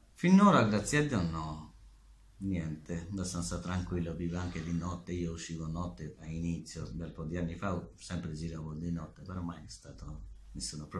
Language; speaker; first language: Italian; non-native, learner; Bangla